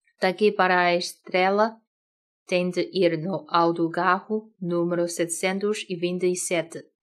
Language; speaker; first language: Portuguese; non-native, fluent; Chinese